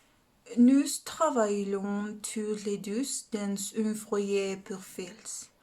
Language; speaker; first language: French; non-native, learner; Spanish